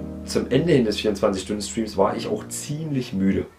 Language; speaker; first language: German; native; German